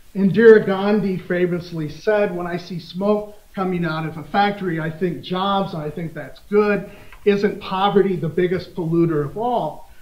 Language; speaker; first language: English; native; English